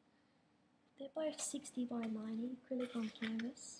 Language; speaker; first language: English; native; English